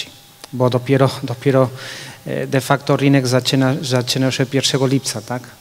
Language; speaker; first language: Polish; non-native, fluent; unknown